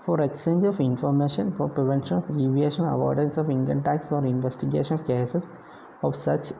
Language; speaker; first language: English; non-native, local second language; Malayalam